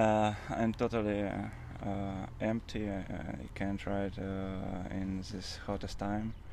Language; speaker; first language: English; non-native, learner; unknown